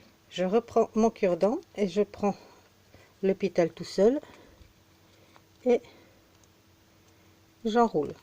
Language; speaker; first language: French; native; French